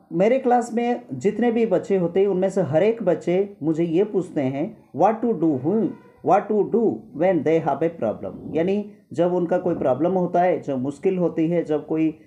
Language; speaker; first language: Hindi; non-native, local second language; Gujarati